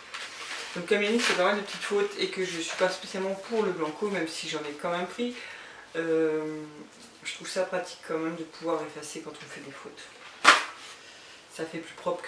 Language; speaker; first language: French; native; French